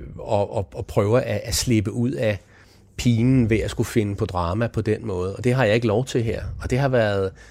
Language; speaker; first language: Danish; native; Danish